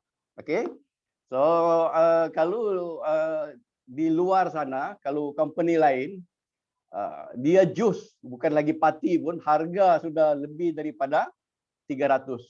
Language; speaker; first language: Malay; native; Malay